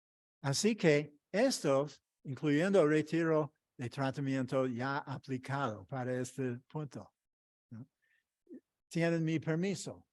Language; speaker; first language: Spanish; non-native, fluent; English